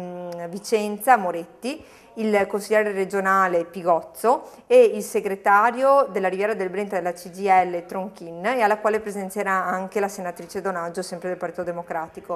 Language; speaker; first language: Italian; native; Italian